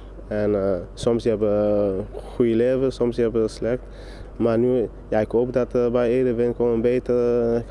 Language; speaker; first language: Dutch; non-native, fluent; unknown